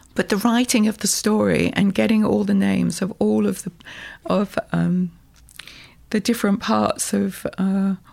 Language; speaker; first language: English; native; English